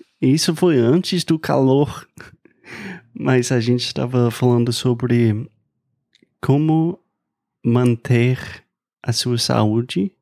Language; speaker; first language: Portuguese; non-native, fluent; English